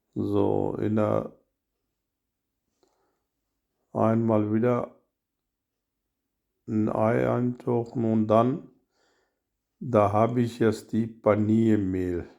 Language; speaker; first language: German; non-native, learner; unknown